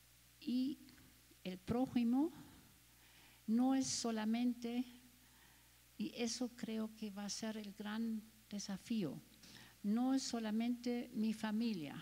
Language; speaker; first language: Spanish; non-native, fluent; German